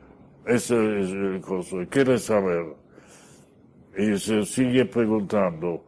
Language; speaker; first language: Spanish; non-native, fluent; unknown